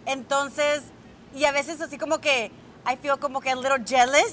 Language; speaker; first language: Spanish; early bilingual, other home language; English